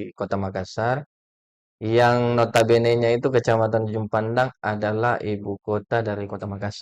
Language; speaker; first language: Indonesian; native; Indonesian